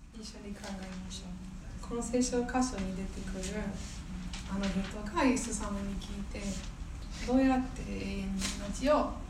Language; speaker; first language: Japanese; non-native, fluent; English